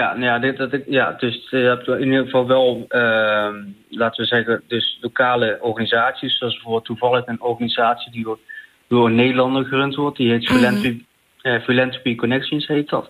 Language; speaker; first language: Dutch; native; Dutch